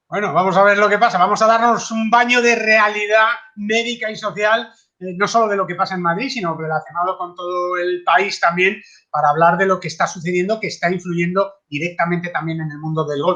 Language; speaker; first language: Spanish; native; Spanish